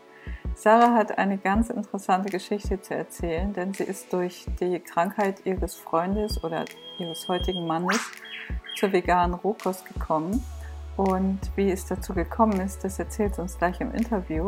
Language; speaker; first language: German; native; German